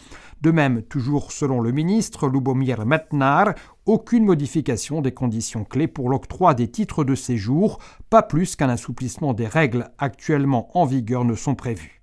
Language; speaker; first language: French; native; French